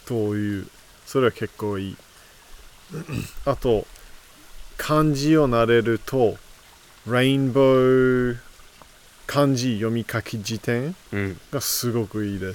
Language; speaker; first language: Japanese; non-native, fluent; English